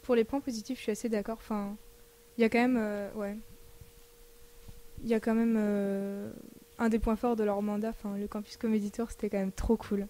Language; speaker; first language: French; native; French